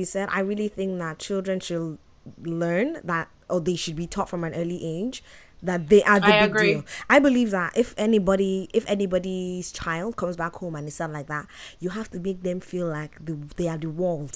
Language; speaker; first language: English; non-native, local second language; Yoruba